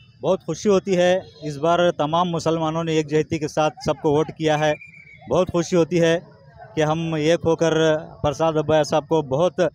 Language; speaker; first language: Hindi; native; Hindi